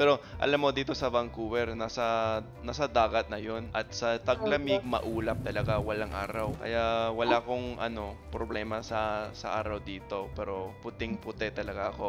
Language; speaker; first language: Filipino; non-native, fluent; English